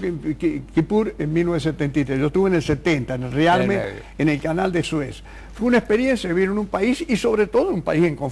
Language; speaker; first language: Spanish; native; Spanish